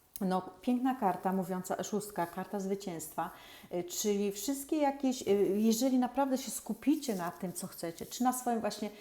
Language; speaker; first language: Polish; native; Polish